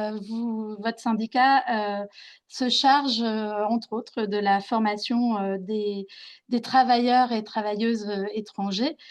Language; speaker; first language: French; native; French